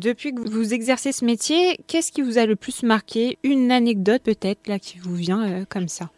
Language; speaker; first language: French; native; French